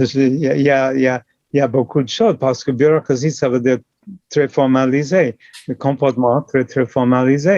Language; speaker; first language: French; non-native, local second language; English